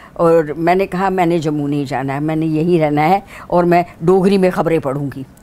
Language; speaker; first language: Hindi; non-native, local second language; Dogri